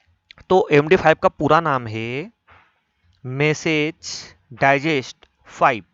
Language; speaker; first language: Hindi; native; Hindi